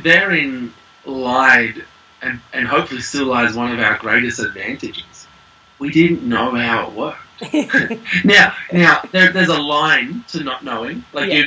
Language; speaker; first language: English; native; English